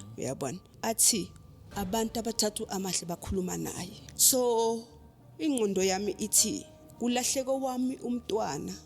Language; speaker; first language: Zulu; native; Zulu